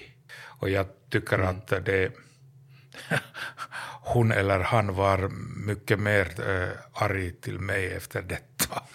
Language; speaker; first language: Swedish; non-native, learner; Finnish